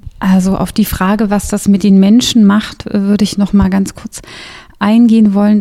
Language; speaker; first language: German; native; German